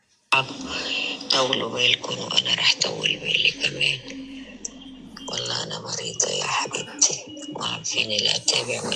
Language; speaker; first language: Arabic; native; Arabic